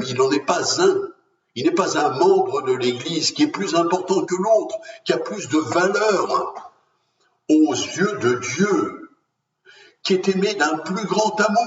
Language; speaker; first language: French; native; French